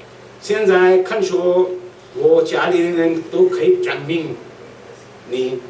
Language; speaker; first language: Chinese; non-native, learner; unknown